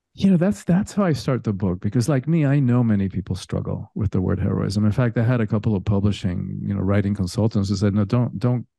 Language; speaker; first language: English; early bilingual, other home language; Spanish